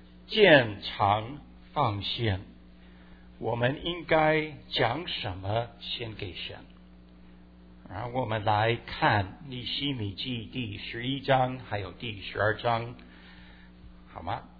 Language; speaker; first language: Chinese; early bilingual, heritage; Chinese